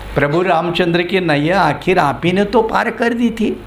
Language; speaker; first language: Hindi; non-native, local second language; Marathi